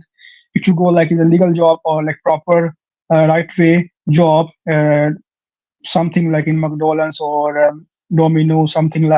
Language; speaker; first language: English; non-native, learner; Urdu